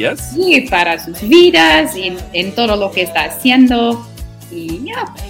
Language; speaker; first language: Spanish; non-native, learner; Afrikaans